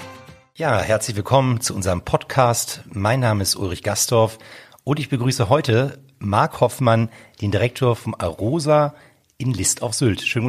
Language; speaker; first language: German; native; German